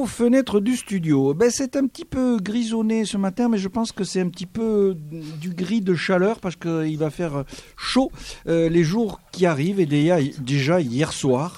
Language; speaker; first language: French; native; French